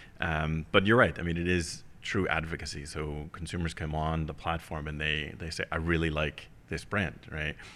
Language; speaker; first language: English; early bilingual, heritage; German